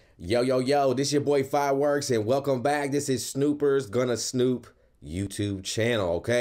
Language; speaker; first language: English; native; English